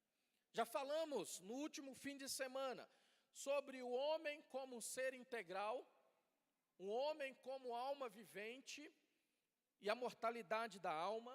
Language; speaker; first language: Portuguese; native; Portuguese